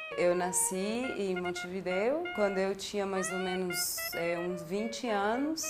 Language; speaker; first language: Portuguese; non-native, fluent; Spanish